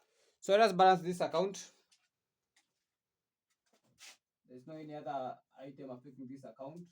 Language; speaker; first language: English; non-native, local second language; Swahili